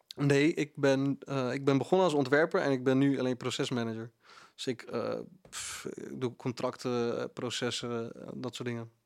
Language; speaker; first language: Dutch; early bilingual, other home language; Punjabi